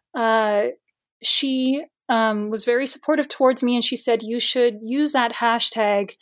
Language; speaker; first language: English; non-native, fluent; Portuguese